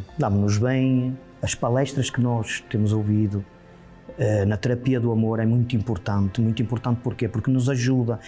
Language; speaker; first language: Portuguese; native; Portuguese